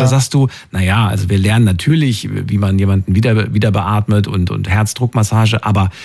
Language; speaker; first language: German; native; German